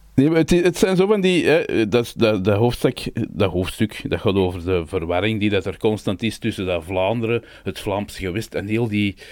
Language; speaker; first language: Dutch; native; Dutch